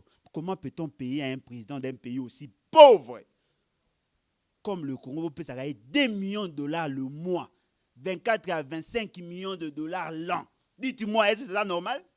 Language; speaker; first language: French; non-native, local second language; Lingala